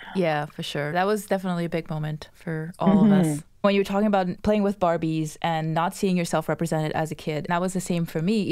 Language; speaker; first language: English; non-native, local second language; Morisyen